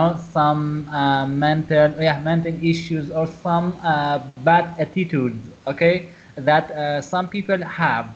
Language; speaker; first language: English; non-native, learner; Persian